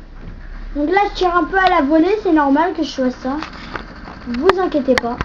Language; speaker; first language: French; native; French